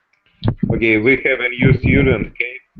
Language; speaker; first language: English; non-native, fluent; Russian